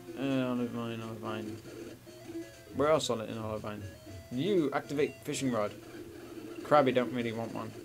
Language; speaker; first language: English; native; English